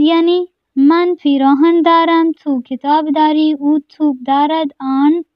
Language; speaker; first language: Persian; non-native, fluent; Urdu